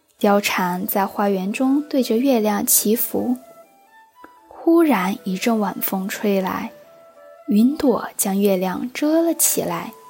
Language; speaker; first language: Chinese; native; Chinese